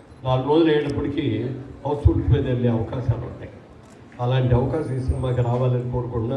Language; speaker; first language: Telugu; native; Telugu